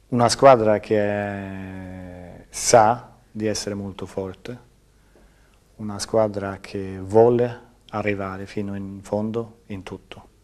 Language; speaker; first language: Italian; non-native, fluent; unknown